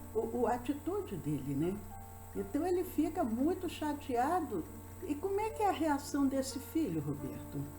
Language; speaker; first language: Portuguese; native; Portuguese